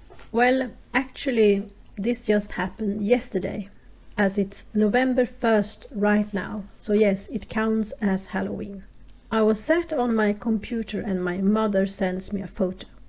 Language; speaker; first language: English; non-native, fluent; Swedish